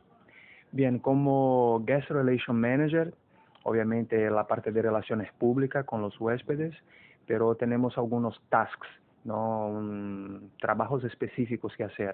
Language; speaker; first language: Spanish; non-native, fluent; Portuguese